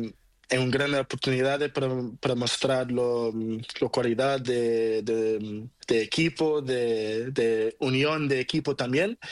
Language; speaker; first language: Spanish; non-native, learner; Portuguese